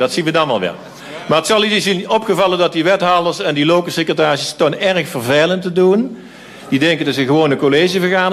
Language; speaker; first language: Dutch; native; Dutch